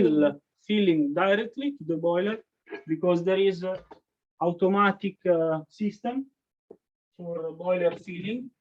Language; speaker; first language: English; non-native, learner; Italian